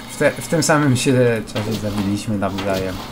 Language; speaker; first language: Polish; native; Polish